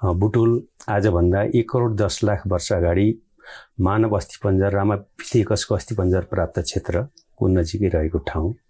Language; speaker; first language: Nepali; native; Nepali